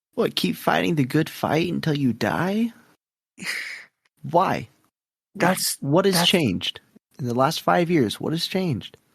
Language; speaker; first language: English; native; English